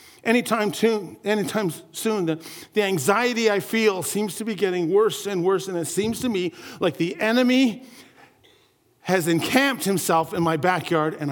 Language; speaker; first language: English; native; English